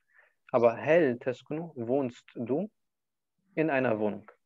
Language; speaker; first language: German; non-native, fluent; Arabic